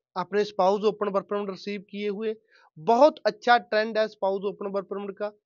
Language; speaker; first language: Hindi; non-native, local second language; Punjabi